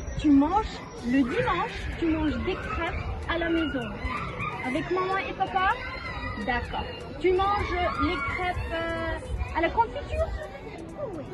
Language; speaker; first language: French; non-native, learner; Ukrainian